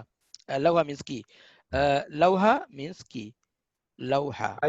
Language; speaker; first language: English; non-native, learner; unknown